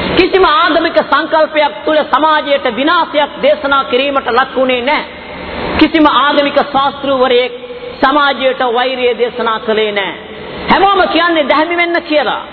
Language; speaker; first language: Sinhala; non-native, local second language; Tamil